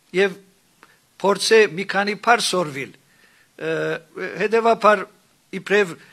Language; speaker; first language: Armenian; native; Armenian